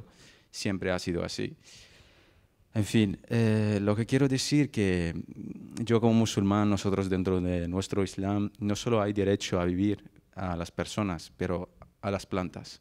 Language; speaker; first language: Spanish; non-native, fluent; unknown